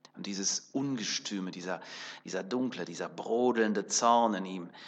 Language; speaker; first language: German; early bilingual, other home language; Russian